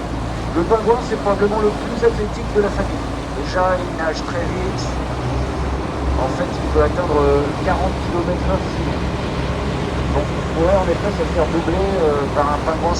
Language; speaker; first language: French; native; French